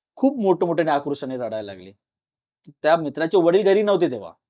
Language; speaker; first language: Marathi; native; Marathi